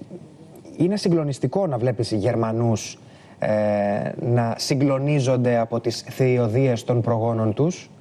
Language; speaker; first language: Greek; native; Greek